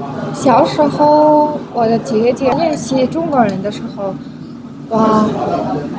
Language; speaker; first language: Chinese; non-native, learner; Mongolian